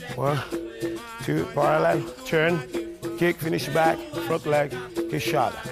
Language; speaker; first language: English; non-native, fluent; Portuguese